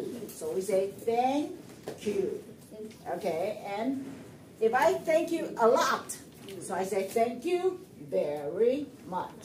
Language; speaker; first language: English; non-native, fluent; Chinese